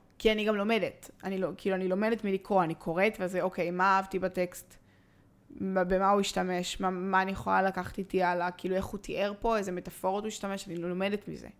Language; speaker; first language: Hebrew; native; Hebrew